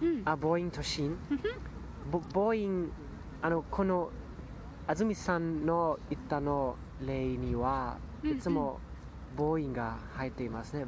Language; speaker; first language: Japanese; non-native, learner; German